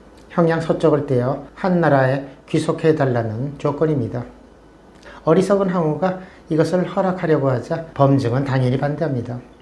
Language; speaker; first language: Korean; native; Korean